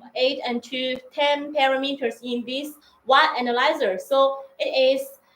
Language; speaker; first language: English; non-native, learner; Chinese